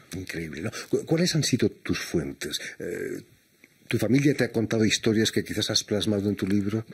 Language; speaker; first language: Spanish; native; Spanish